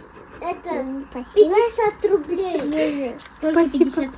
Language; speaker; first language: Russian; early bilingual, other home language; Armenian